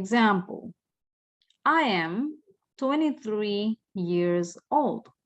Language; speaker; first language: English; non-native, fluent; Spanish